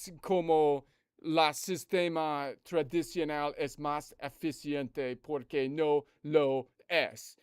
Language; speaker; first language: Spanish; non-native, learner; English